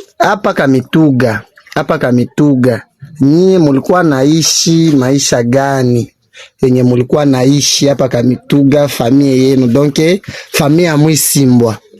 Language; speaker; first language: Swahili; native; Swahili